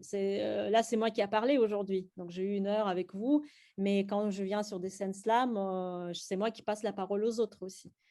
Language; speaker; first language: French; non-native, fluent; Russian